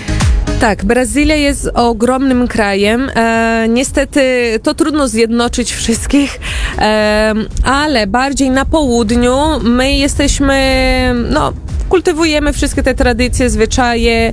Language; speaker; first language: Polish; non-native, fluent; Portuguese